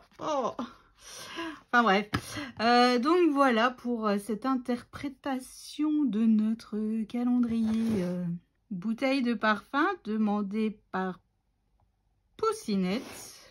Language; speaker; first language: French; native; French